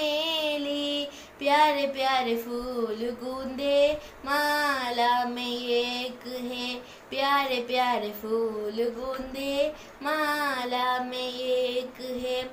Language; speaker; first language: Hindi; non-native, local second language; Malayalam